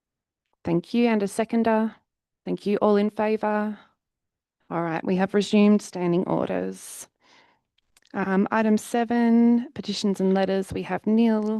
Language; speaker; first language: English; native; English